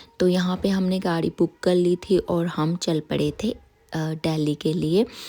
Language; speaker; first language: Hindi; native; Hindi